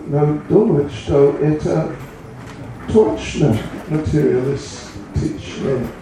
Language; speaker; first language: Russian; non-native, learner; English